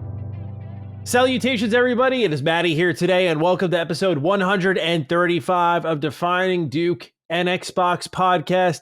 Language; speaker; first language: English; native; English